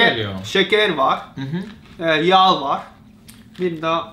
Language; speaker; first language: Turkish; non-native, learner; Japanese